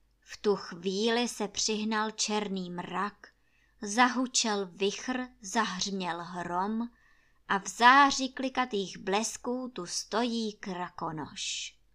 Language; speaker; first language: Czech; native; Czech